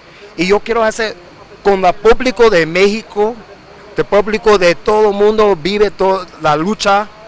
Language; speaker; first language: Spanish; early bilingual, heritage; English